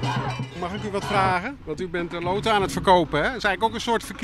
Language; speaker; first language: Dutch; native; Dutch